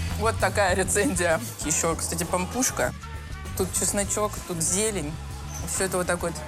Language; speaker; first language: Russian; native; Russian